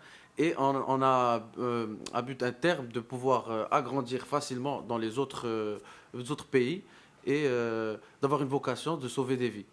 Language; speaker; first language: French; non-native, local second language; Arabic